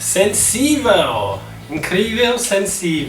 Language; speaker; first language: Portuguese; non-native, learner; English